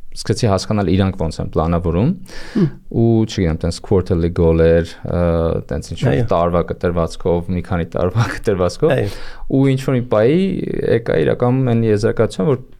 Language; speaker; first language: Armenian; native; Armenian